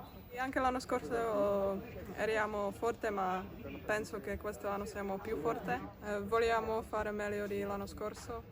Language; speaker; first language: Italian; non-native, learner; Czech